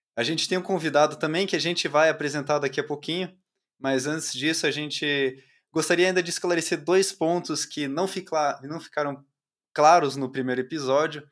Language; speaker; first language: Portuguese; native; Portuguese